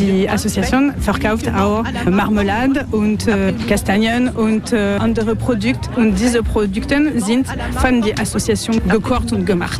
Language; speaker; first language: German; non-native, learner; French